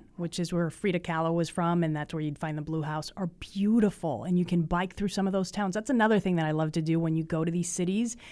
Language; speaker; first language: English; early bilingual, other home language; Spanish